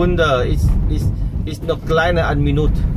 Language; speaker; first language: German; non-native, learner; Vietnamese